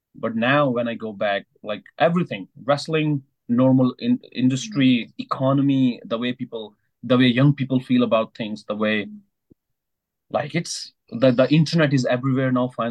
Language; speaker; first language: English; non-native, local second language; Hindi